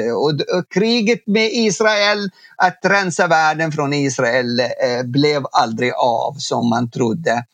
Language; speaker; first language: Swedish; non-native, fluent; Arabic